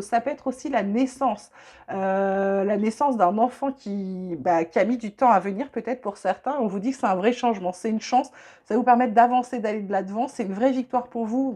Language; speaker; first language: French; native; French